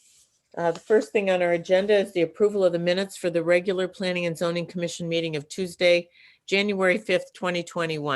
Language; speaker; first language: English; native; English